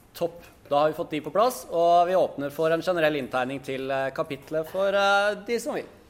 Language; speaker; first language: Norwegian; native; Norwegian